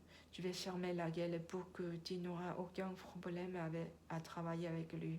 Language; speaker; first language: French; non-native, learner; Korean